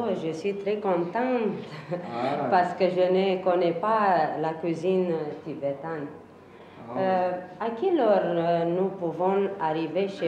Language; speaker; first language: French; non-native, learner; Romanian